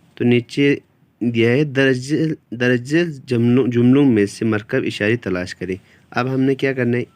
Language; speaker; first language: Urdu; non-native, local second language; Kashmiri